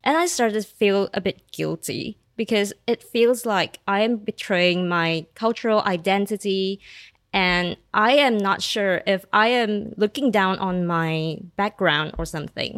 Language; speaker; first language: English; non-native, local second language; Chinese